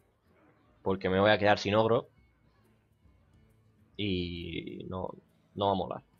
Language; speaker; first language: Spanish; native; Spanish